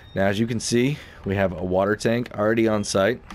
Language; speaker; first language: English; native; English